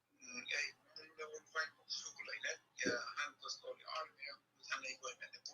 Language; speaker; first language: Finnish; non-native, learner; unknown